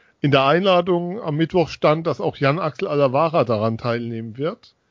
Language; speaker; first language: German; native; German